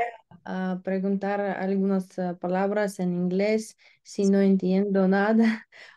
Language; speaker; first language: Spanish; non-native, learner; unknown